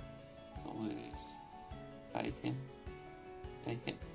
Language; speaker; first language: Japanese; non-native, learner; Spanish